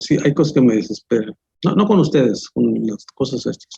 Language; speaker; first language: Spanish; native; Spanish